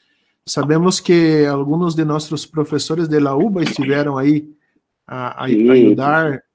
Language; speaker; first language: Spanish; non-native, learner; Portuguese